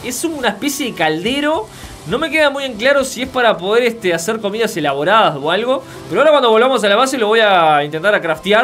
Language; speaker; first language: Spanish; native; Spanish